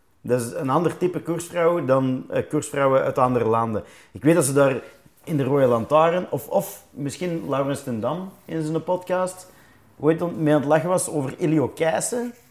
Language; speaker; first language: Dutch; native; Dutch